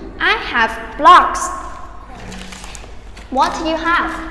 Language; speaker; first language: English; non-native, fluent; Vietnamese